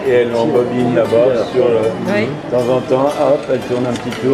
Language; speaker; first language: French; native; French